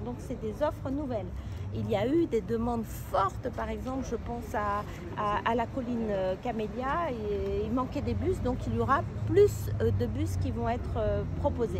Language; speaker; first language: French; native; French